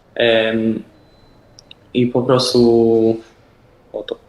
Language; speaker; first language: Polish; early bilingual, heritage; Polish